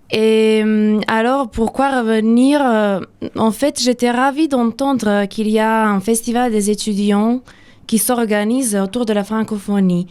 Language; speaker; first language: French; non-native, fluent; Serbian